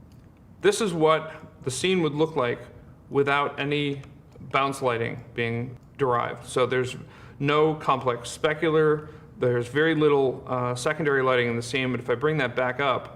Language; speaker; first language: English; native; English